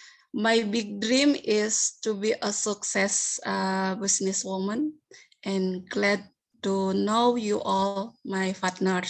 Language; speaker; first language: English; non-native, learner; Indonesian